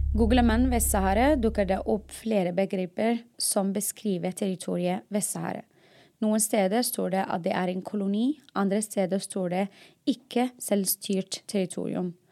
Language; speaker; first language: Norwegian; non-native, fluent; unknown